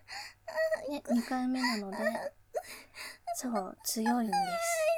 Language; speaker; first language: Japanese; native; Japanese